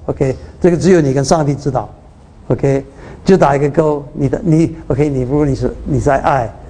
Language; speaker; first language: Chinese; early bilingual, heritage; Chinese